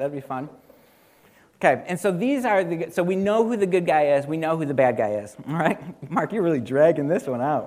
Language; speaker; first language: English; native; English